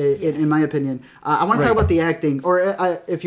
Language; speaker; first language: English; native; English